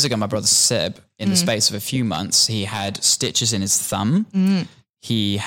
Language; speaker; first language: English; native; English